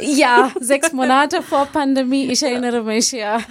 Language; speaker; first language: German; non-native, fluent; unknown